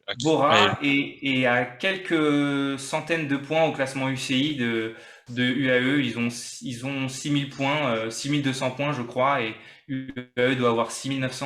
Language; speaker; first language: French; native; French